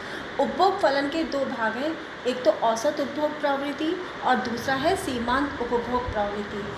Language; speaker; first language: Hindi; native; Hindi